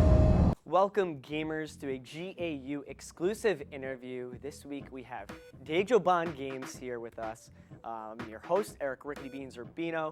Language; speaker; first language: English; native; English